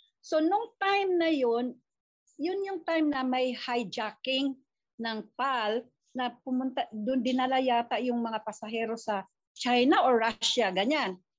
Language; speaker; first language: Filipino; non-native, local second language; Cebuano